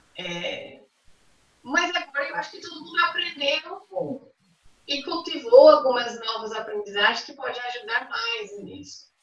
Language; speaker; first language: Portuguese; non-native, fluent; English